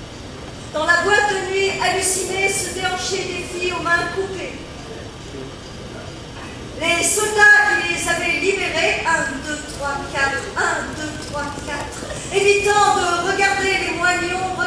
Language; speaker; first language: French; native; French